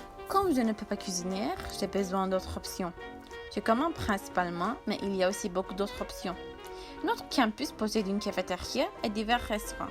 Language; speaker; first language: French; non-native, learner; Turkish